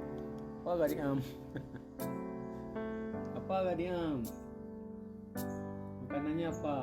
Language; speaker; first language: Indonesian; non-native, local second language; Achinese